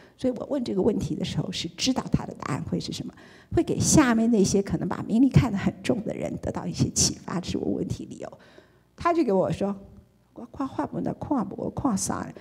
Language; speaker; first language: Chinese; native; Chinese